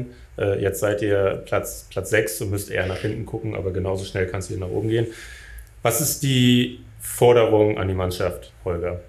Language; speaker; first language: German; native; German